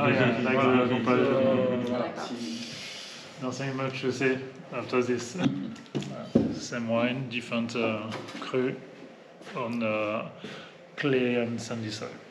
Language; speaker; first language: English; non-native, fluent; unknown